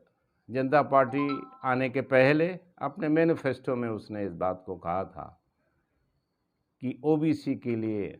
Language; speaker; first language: Hindi; native; Hindi